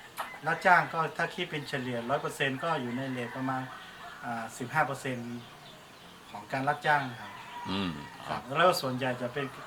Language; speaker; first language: Thai; non-native, local second language; Hmong